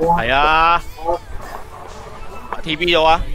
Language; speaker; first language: Chinese; native; Chinese